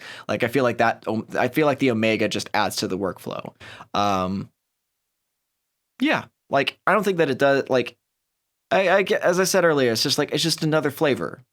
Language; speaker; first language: English; native; English